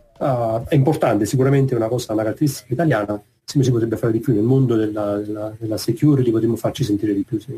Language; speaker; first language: Italian; native; Italian